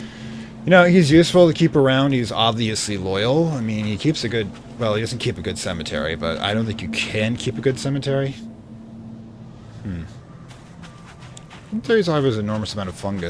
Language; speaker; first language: English; native; English